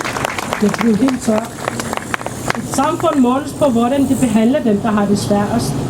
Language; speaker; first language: Danish; non-native, local second language; Kalaallisut